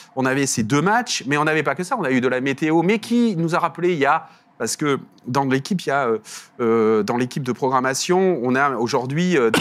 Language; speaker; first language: French; native; French